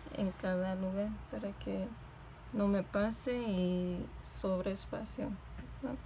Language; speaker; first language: Spanish; early bilingual, heritage; Spanish